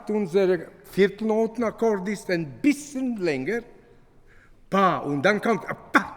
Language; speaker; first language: German; non-native, fluent; Latvian